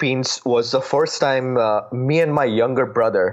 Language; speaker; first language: English; non-native, local second language; Gujarati